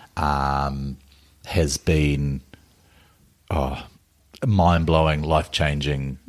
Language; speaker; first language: English; native; English